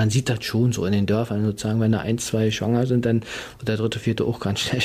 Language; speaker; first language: German; native; German